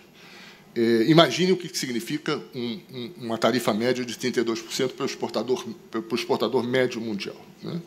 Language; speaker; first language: Portuguese; native; Portuguese